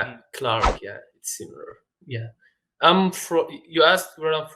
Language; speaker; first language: English; non-native, fluent; Arabic